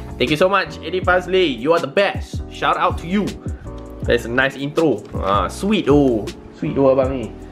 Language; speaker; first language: English; non-native, local second language; Malay